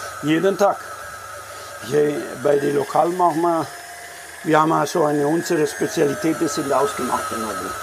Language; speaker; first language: German; non-native, learner; Italian